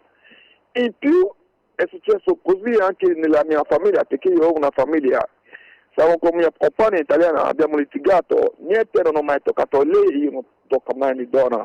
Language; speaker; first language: Italian; non-native, fluent; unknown